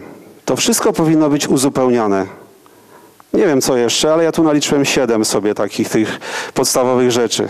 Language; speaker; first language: Polish; native; Polish